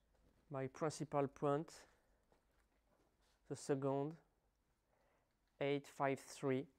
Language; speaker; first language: English; non-native, learner; French